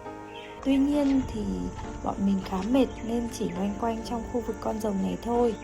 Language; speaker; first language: Vietnamese; native; Vietnamese